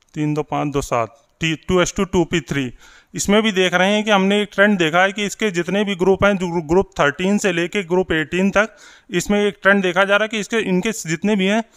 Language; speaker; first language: Hindi; native; Hindi